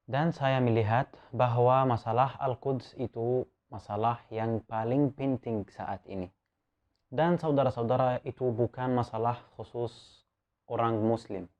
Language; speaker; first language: Indonesian; non-native, fluent; Arabic